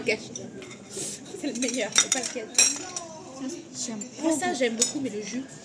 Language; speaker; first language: French; native; French